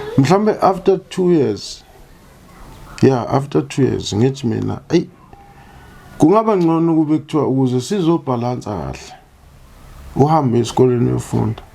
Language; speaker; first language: Zulu; native; Zulu